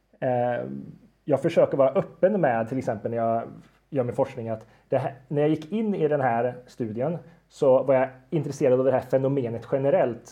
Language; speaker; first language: Swedish; native; Swedish